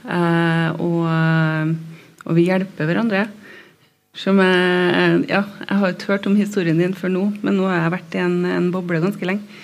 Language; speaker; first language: Norwegian; native; Norwegian